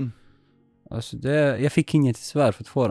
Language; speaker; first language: Swedish; non-native, learner; Arabic